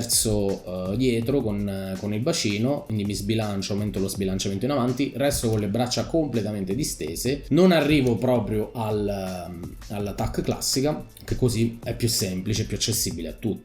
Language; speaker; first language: Italian; native; Italian